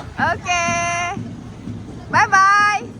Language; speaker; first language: English; non-native, local second language; Filipino